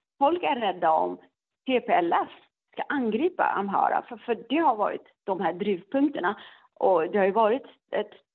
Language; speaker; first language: Swedish; non-native, learner; Tigrinya